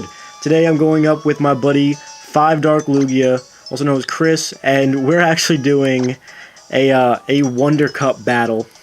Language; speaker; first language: English; native; English